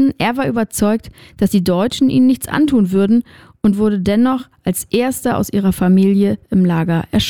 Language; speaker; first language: German; native; German